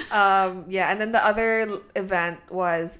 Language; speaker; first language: English; native; English